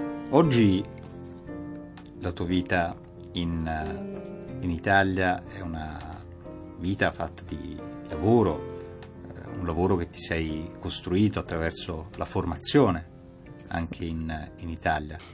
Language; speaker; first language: Italian; native; Italian